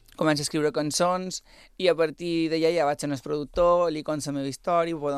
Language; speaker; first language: Catalan; non-native, local second language; Spanish